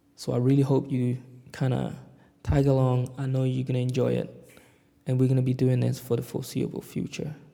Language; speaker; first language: English; native; English